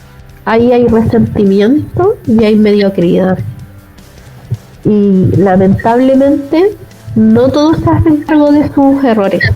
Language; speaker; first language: Spanish; native; Spanish